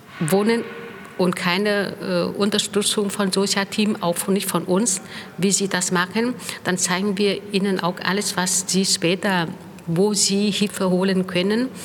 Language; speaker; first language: German; non-native, fluent; Vietnamese